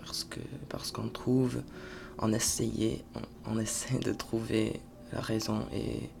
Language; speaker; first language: French; non-native, fluent; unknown